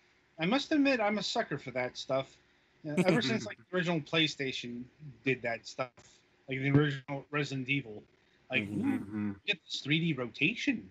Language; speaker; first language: English; native; English